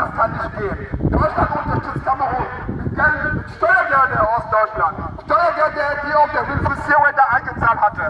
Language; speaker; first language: German; non-native, fluent; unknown